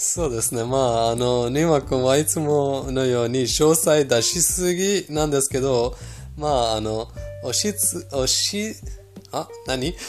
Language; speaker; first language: Japanese; non-native, fluent; Persian